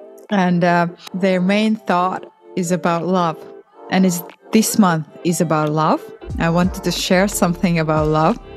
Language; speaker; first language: English; non-native, fluent; Latvian